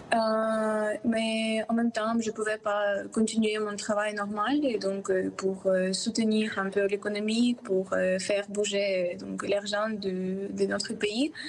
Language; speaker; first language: French; non-native, fluent; Ukrainian